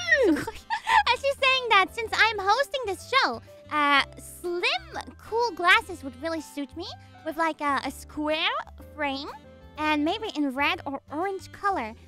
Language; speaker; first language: English; non-native, fluent; German